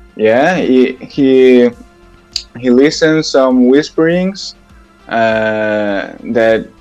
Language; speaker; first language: English; non-native, learner; Italian